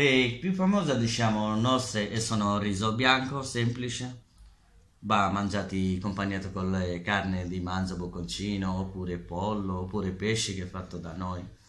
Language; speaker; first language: Italian; non-native, learner; Bangla